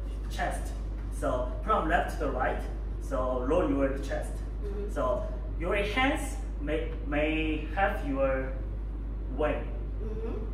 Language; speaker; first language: English; non-native, learner; Korean